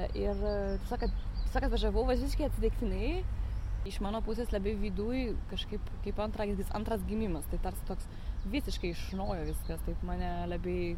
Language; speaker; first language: Lithuanian; non-native, fluent; French